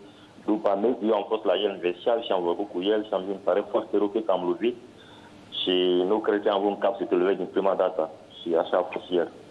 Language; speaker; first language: Romanian; non-native, learner; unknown